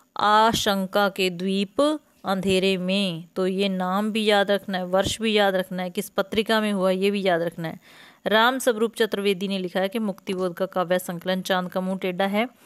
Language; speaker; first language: Hindi; native; Hindi